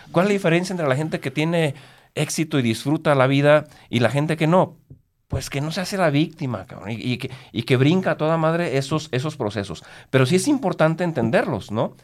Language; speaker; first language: Spanish; native; Spanish